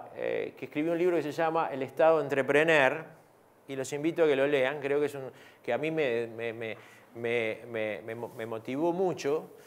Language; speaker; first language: Spanish; native; Spanish